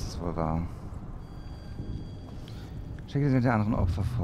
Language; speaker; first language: German; native; German